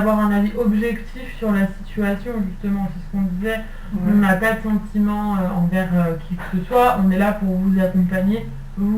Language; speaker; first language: French; native; French